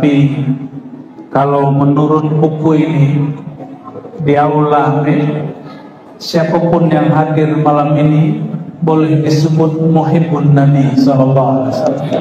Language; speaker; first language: Indonesian; native; Indonesian